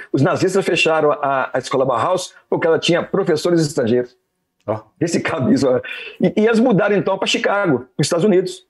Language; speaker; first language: Portuguese; native; Portuguese